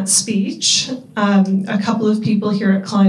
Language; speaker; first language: English; native; English